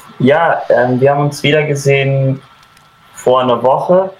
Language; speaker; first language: German; early bilingual, heritage; German